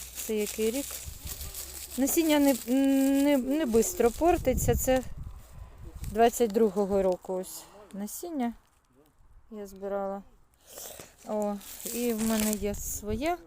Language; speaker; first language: Ukrainian; non-native, local second language; Russian